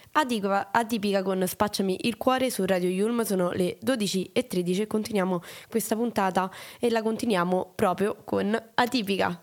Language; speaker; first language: Italian; native; Italian